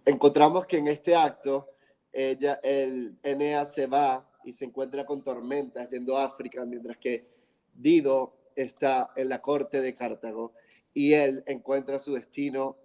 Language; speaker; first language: Spanish; non-native, fluent; English